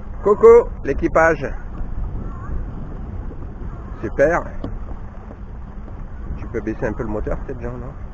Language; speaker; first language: French; native; French